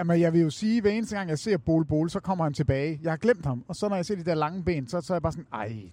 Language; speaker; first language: Danish; native; Danish